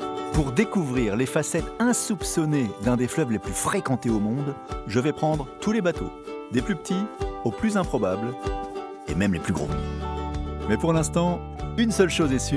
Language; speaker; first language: French; native; French